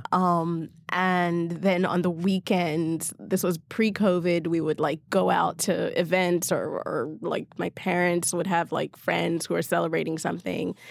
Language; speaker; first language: English; non-native, local second language; Yoruba